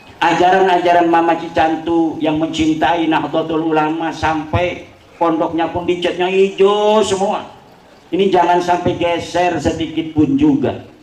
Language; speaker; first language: Indonesian; non-native, local second language; Javanese